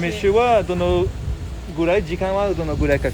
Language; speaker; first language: Japanese; non-native, fluent; French